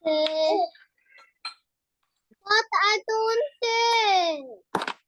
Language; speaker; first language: English; non-native, learner; Vietnamese